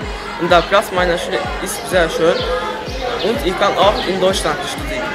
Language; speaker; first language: German; non-native, learner; Turkish